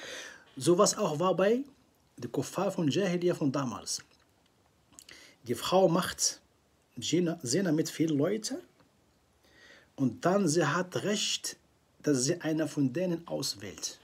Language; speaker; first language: German; non-native, fluent; Arabic